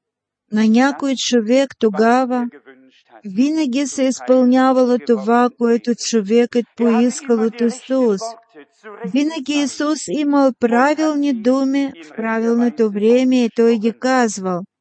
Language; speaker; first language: Bulgarian; non-native, fluent; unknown